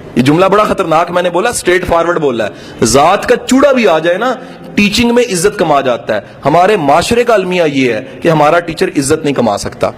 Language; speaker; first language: Urdu; non-native, local second language; Punjabi